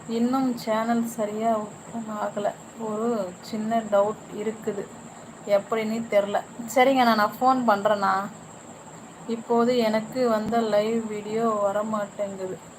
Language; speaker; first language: Tamil; non-native, local second language; Telugu